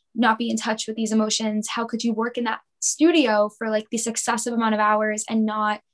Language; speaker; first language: English; native; English